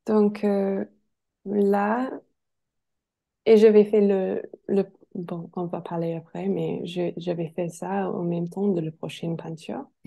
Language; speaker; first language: French; non-native, fluent; English